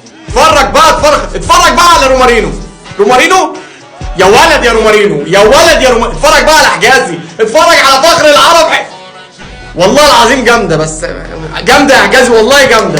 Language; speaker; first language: Arabic; native; Arabic